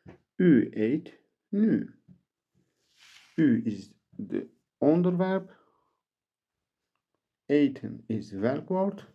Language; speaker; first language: Dutch; non-native, learner; Turkish